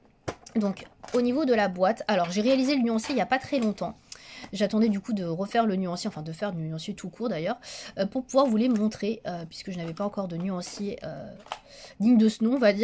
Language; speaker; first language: French; native; French